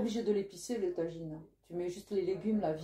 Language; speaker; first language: French; native; French